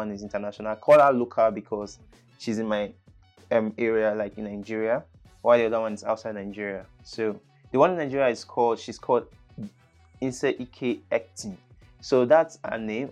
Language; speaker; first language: English; native; English